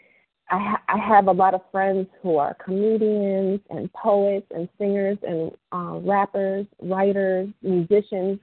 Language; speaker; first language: English; native; English